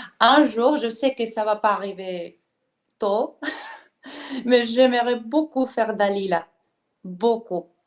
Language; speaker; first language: French; non-native, fluent; Spanish